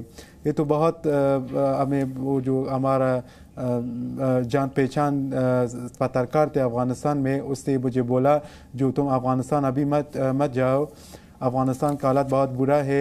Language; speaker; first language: Hindi; non-native, learner; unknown